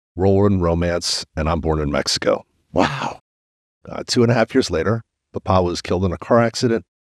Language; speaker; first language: English; native; English